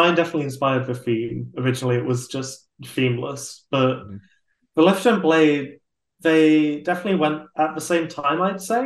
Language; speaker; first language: English; native; English